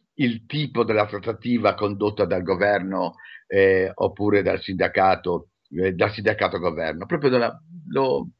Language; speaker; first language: Italian; native; Italian